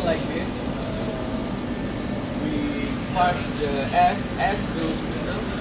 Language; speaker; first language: English; non-native, learner; Indonesian